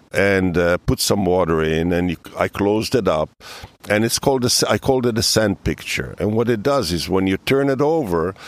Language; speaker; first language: English; early bilingual, other home language; Hebrew